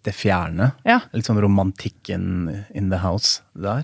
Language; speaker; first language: Norwegian; non-native, fluent; German